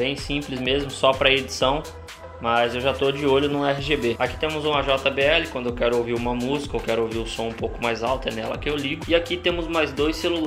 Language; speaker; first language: Portuguese; native; Portuguese